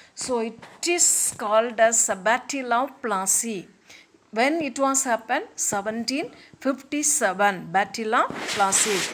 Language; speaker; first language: English; non-native, local second language; Tamil